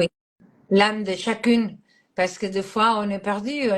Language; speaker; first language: French; non-native, fluent; Catalan